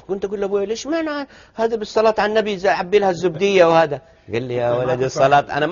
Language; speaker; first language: Arabic; native; Arabic